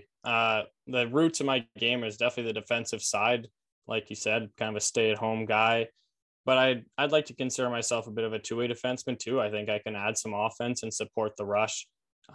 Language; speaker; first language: English; native; English